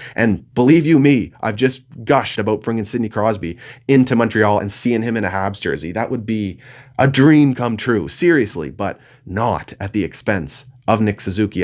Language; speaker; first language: English; native; English